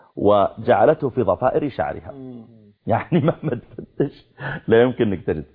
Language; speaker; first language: Arabic; native; Arabic